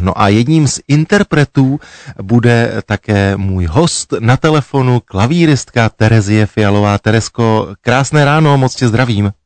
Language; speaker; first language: Czech; native; Czech